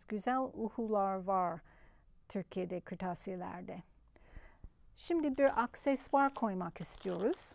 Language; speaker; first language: Turkish; non-native, fluent; English